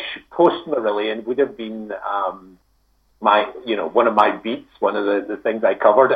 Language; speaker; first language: English; native; English